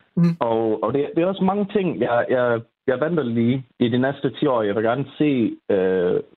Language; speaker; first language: Danish; non-native, fluent; English